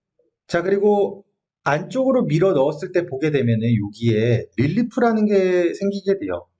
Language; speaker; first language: Korean; native; Korean